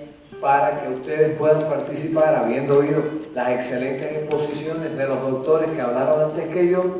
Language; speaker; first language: Spanish; native; Spanish